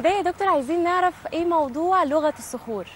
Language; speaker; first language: Arabic; native; Arabic